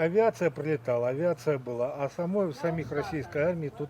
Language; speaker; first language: Russian; native; Russian